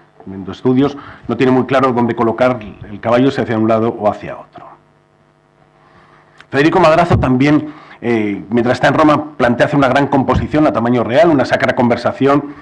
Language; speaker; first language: Spanish; native; Spanish